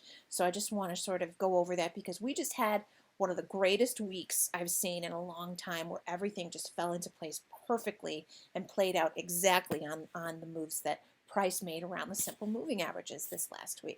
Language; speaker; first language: English; native; English